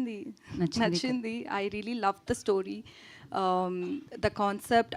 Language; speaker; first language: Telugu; non-native, learner; Tamil